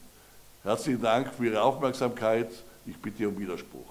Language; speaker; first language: German; native; German